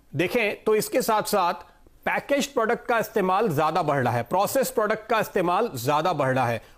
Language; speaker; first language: Hindi; native; Hindi